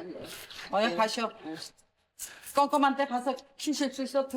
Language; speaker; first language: Korean; native; Korean